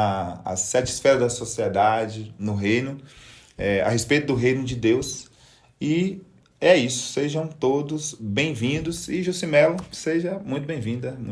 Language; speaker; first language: Portuguese; native; Portuguese